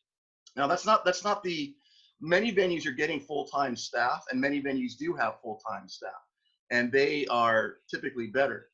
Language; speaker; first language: English; native; English